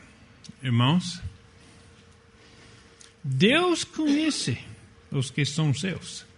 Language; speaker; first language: Portuguese; non-native, fluent; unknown